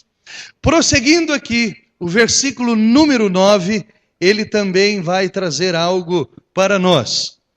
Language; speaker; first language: Portuguese; native; Portuguese